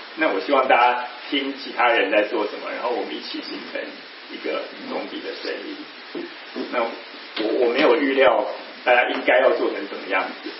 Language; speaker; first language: Chinese; native; Chinese